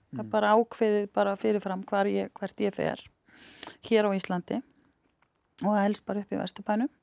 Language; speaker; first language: Icelandic; native; Icelandic